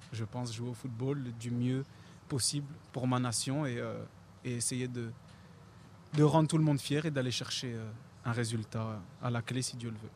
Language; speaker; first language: French; native; French